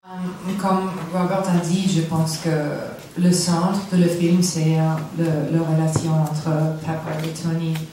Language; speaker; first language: French; non-native, learner; English